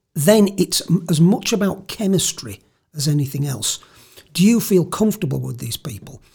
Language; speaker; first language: English; native; English